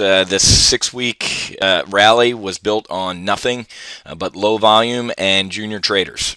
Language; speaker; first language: English; native; English